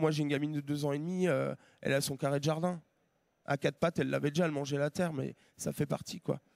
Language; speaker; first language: French; native; French